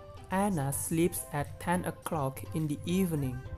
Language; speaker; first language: English; non-native, fluent; Indonesian